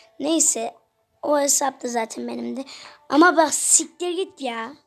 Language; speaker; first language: Turkish; native; Turkish